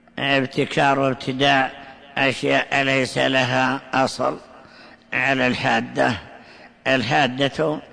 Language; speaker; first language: Arabic; native; Arabic